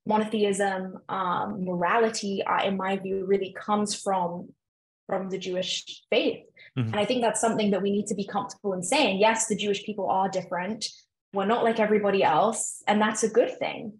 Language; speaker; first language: English; native; English